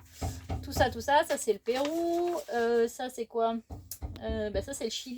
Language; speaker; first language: French; native; French